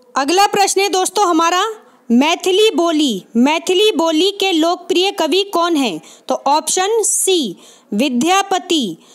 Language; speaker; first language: Hindi; native; Hindi